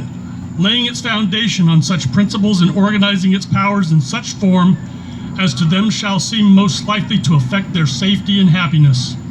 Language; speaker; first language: English; native; English